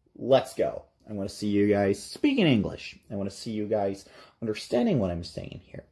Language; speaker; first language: English; non-native, fluent; Portuguese